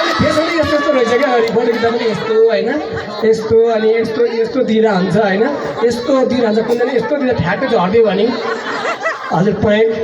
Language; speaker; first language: Nepali; non-native, local second language; Eastern Tamang